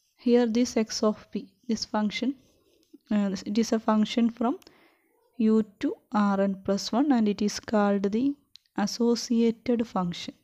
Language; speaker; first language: English; non-native, local second language; Malayalam